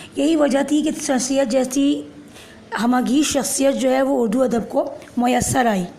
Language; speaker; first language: Urdu; native; Urdu